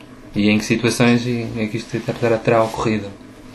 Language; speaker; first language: Portuguese; native; Portuguese